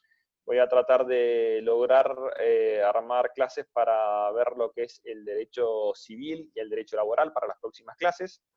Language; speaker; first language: Spanish; native; Spanish